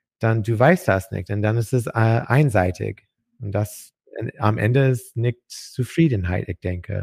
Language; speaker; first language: German; non-native, learner; English